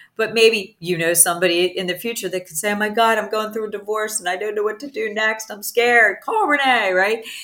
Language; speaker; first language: English; early bilingual, other home language; Italian